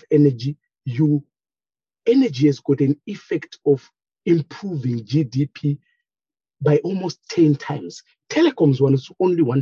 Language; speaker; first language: English; non-native, local second language; Shona